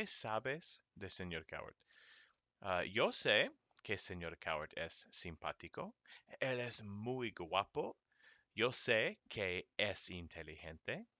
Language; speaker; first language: Spanish; non-native, fluent; English